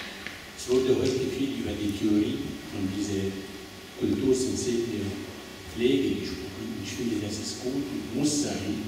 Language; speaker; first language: German; non-native, fluent; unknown